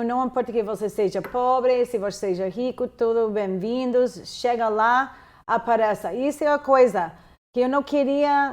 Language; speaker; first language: Portuguese; non-native, fluent; English